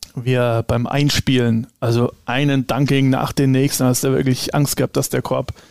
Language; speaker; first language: German; native; German